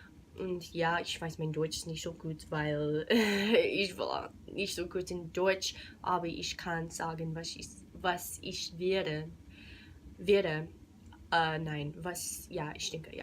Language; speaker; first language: German; non-native, learner; English